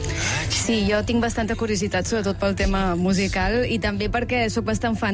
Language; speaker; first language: Catalan; native; Catalan